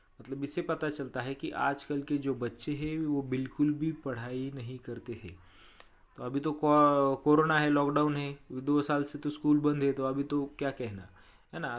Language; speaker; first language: Hindi; non-native, local second language; Marathi